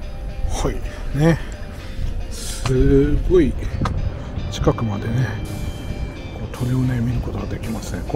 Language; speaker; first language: Japanese; native; Japanese